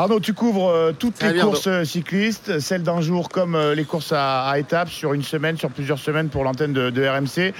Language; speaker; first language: French; native; French